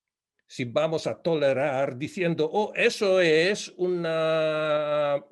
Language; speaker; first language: Spanish; non-native, fluent; Polish